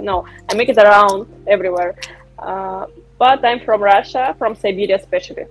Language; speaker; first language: English; non-native, learner; Russian